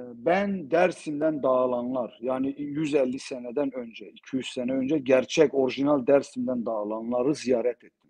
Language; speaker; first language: Turkish; non-native, local second language; Zaza